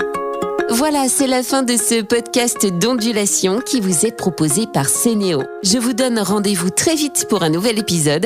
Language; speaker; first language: French; native; French